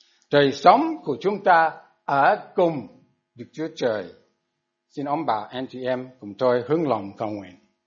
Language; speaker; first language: Vietnamese; non-native, fluent; English